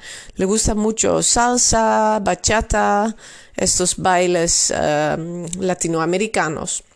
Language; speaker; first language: Spanish; non-native, fluent; Dutch